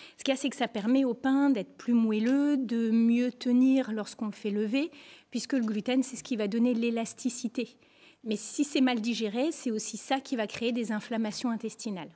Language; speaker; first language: French; native; French